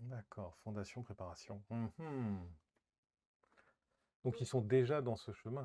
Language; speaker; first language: French; native; French